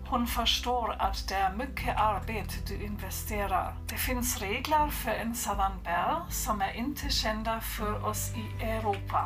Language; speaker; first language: Swedish; non-native, fluent; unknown